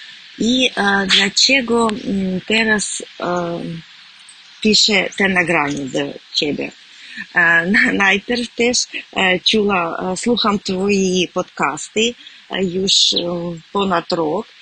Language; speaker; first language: Polish; non-native, learner; Russian